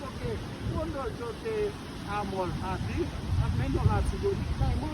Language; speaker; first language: Portuguese; non-native, learner; Haitian Creole